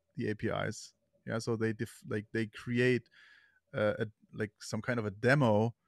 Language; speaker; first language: English; non-native, fluent; German